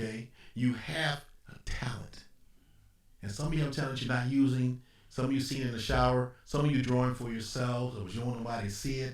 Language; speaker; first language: English; native; English